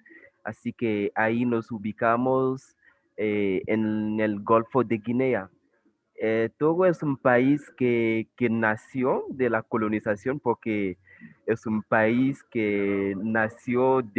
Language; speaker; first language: Spanish; non-native, fluent; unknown